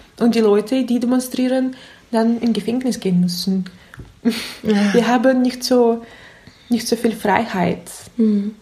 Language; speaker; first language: German; non-native, learner; Russian